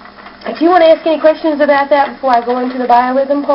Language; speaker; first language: English; native; English